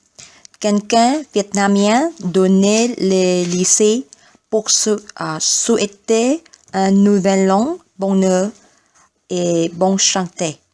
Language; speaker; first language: French; non-native, learner; Vietnamese